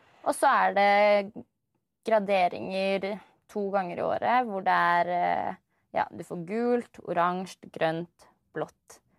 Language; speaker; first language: Norwegian; native; Norwegian